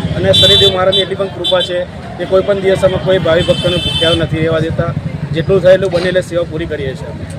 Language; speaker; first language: Gujarati; native; Gujarati